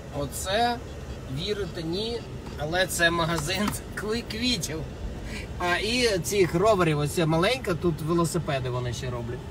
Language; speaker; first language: Ukrainian; non-native, local second language; Russian